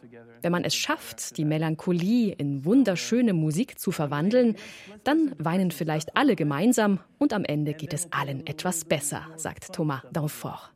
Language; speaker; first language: German; native; German